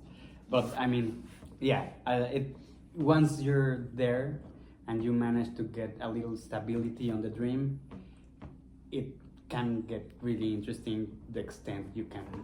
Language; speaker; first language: English; non-native, fluent; Spanish